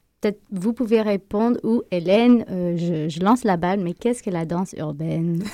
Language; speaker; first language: French; native; French